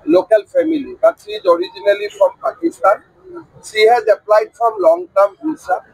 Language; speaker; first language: English; non-native, local second language; Assamese